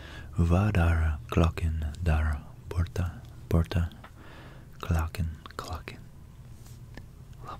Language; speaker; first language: Swedish; non-native, learner; English